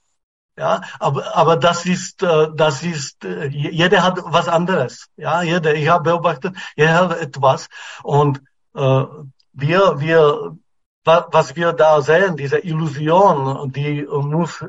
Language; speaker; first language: German; non-native, fluent; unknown